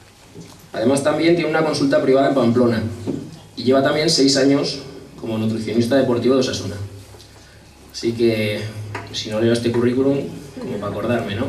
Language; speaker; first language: Spanish; native; Spanish